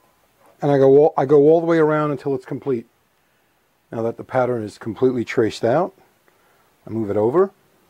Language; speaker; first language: English; native; English